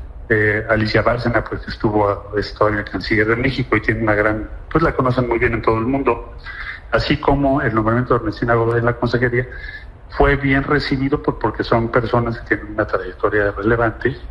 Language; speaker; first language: Spanish; native; Spanish